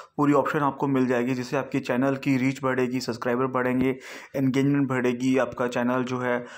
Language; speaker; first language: Hindi; non-native, local second language; Punjabi